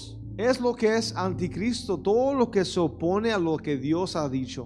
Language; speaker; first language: Spanish; early bilingual, heritage; Spanish